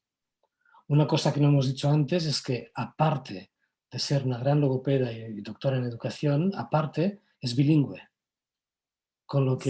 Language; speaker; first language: Spanish; non-native, local second language; Catalan